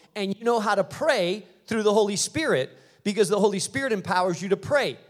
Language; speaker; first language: English; early bilingual, other home language; Spanish